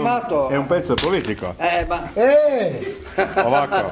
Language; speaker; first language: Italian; non-native, learner; Croatian